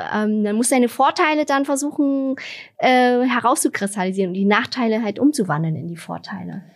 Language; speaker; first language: German; non-native, fluent; Vietnamese